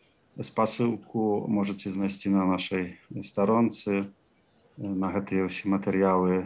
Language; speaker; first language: Polish; non-native, learner; Belarusian